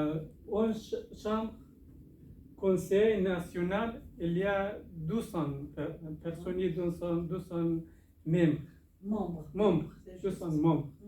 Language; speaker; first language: French; non-native, learner; Persian